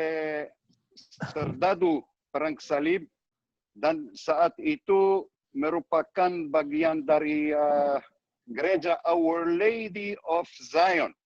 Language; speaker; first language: Indonesian; non-native, learner; Hebrew